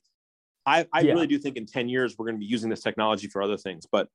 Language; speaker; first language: English; native; English